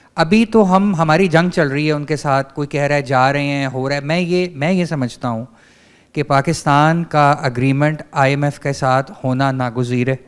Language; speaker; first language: Urdu; native; Urdu